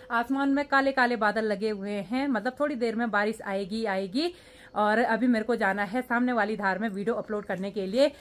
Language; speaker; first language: Hindi; native; Hindi